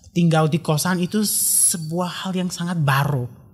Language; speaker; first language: Indonesian; non-native, fluent; Bulgarian